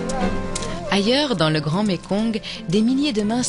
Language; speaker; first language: French; native; French